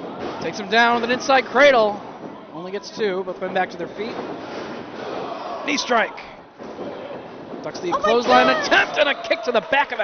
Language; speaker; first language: English; native; English